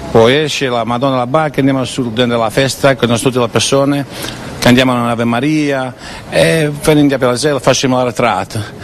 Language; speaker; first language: Italian; early bilingual, heritage; Italian